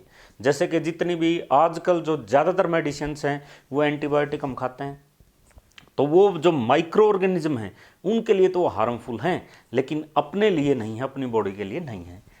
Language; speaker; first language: Hindi; native; Hindi